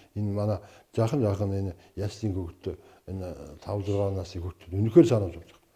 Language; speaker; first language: Mongolian; non-native, local second language; Kazakh